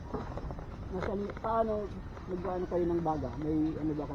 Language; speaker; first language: Filipino; native; Filipino